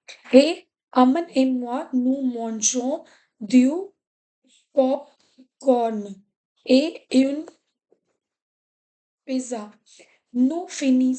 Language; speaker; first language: French; non-native, fluent; Hindi